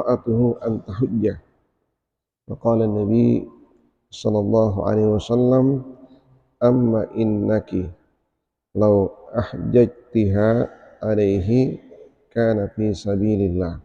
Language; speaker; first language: Arabic; non-native, fluent; Indonesian